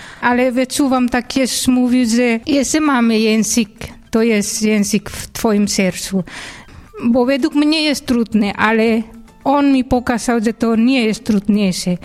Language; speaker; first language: Polish; non-native, learner; Indonesian